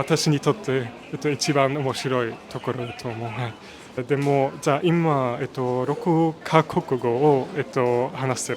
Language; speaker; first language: Japanese; non-native, learner; Luxembourgish